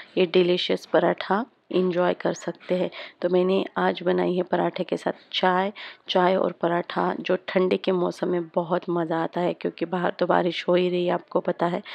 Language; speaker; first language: Hindi; native; Hindi